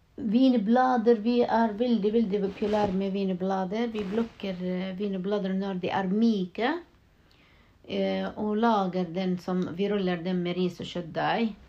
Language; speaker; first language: Norwegian; non-native, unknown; Arabic